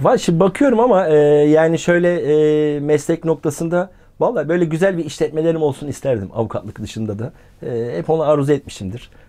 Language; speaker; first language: Turkish; native; Turkish